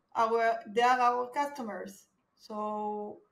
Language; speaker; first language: English; non-native, fluent; Hebrew